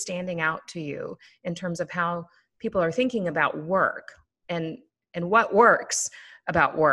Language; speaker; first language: English; native; English